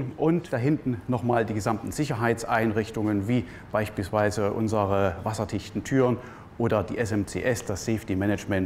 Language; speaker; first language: German; native; German